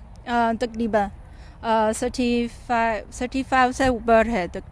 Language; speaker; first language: Hindi; non-native, fluent; Chinese